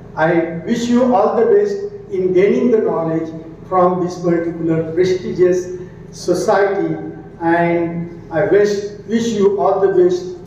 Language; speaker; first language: English; non-native, local second language; Marathi